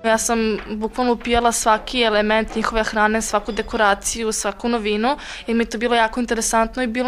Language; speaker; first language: Serbian; native; Serbian